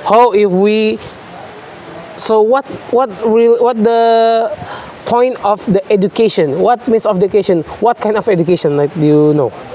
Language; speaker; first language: English; non-native, learner; Indonesian